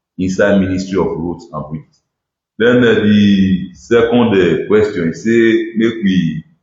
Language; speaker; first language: Nigerian Pidgin; non-native, local second language; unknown